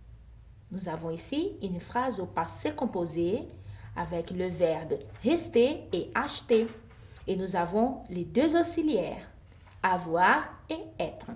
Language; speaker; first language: French; non-native, fluent; Portuguese